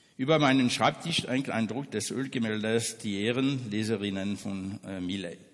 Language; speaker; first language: German; non-native, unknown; French